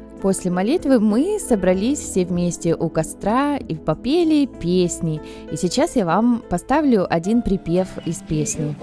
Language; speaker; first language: Russian; native; Russian